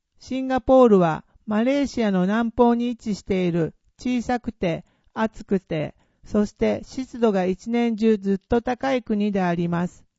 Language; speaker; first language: Japanese; non-native, fluent; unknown